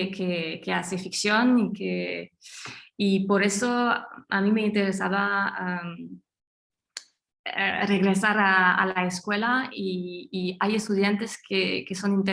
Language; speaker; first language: Spanish; non-native, fluent; French